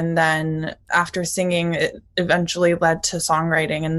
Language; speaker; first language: English; early bilingual, other home language; Japanese